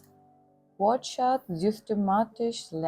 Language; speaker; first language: German; non-native, fluent; Gujarati